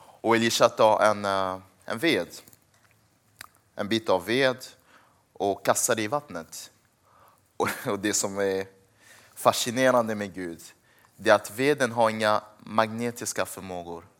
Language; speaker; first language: Swedish; early bilingual, other home language; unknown